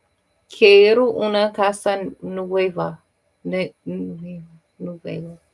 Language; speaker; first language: Spanish; non-native, learner; English